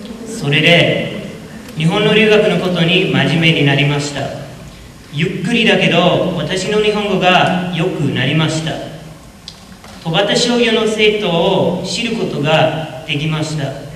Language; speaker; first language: Japanese; non-native, learner; English